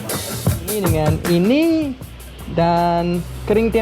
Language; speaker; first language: Indonesian; non-native, learner; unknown